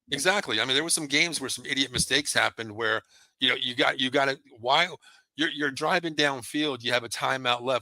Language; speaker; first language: English; native; English